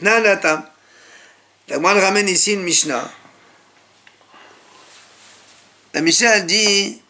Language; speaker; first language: French; native; French